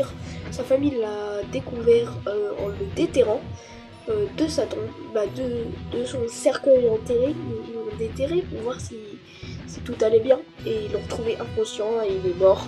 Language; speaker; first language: French; native; French